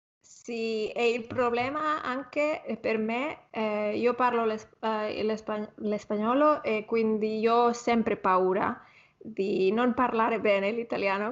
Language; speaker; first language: Italian; non-native, fluent; Spanish